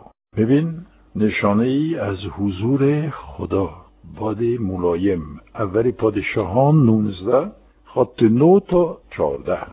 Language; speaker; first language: Persian; non-native, fluent; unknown